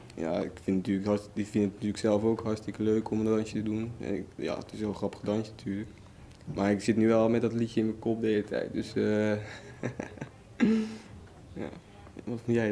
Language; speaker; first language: Dutch; native; Dutch